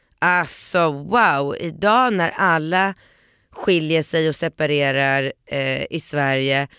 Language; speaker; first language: Swedish; early bilingual, other home language; Polish